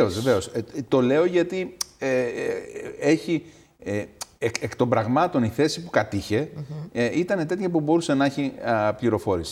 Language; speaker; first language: Greek; native; Greek